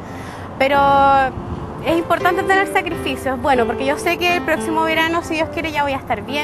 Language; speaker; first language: Spanish; native; Spanish